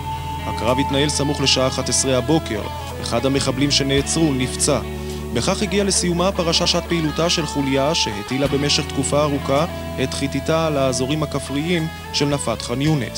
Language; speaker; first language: Hebrew; native; Hebrew